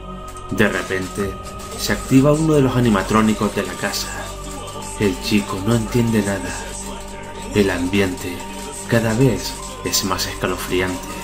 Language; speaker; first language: Spanish; native; Spanish